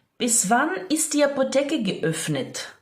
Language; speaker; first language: German; non-native, fluent; Ukrainian